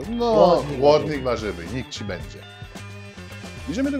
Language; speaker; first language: Polish; non-native, fluent; French